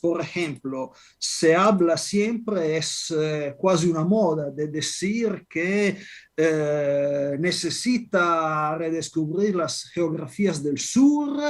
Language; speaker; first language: Spanish; non-native, fluent; Italian